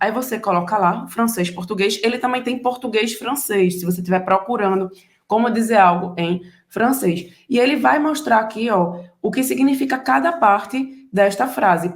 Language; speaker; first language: Portuguese; native; Portuguese